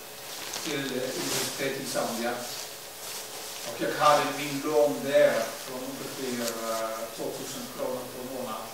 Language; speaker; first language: Swedish; non-native, learner; Dutch